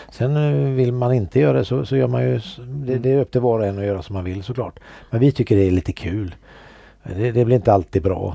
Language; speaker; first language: Swedish; native; Swedish